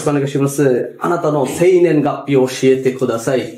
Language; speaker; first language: Japanese; non-native, fluent; Bangla